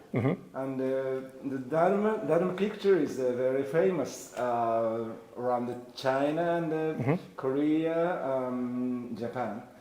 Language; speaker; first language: English; non-native, learner; Japanese